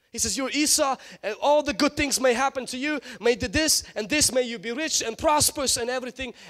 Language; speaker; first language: English; non-native, fluent; Ukrainian